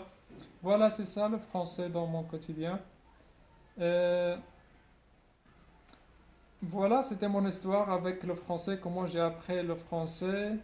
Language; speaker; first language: French; non-native, local second language; Arabic